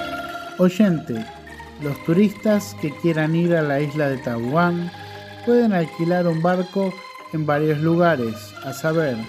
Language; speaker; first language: Spanish; non-native, fluent; Indonesian